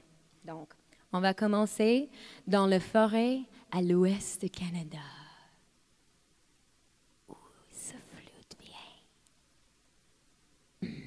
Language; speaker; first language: French; non-native, fluent; English